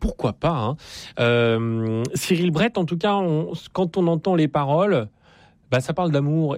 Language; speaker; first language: French; native; French